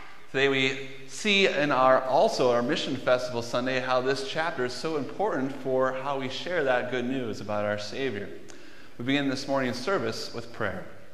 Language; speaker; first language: English; native; English